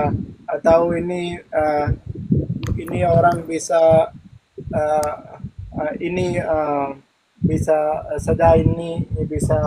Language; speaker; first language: Indonesian; non-native, learner; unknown